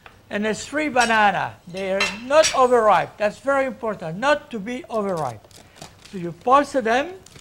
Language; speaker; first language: English; non-native, fluent; French